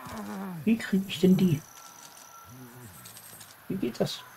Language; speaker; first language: German; native; German